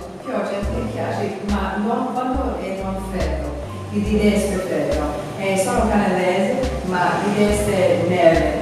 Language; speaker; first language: Italian; non-native, learner; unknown